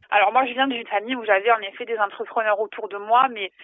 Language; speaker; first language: French; native; French